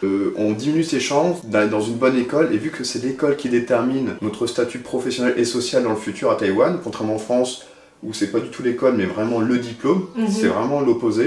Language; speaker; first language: French; native; French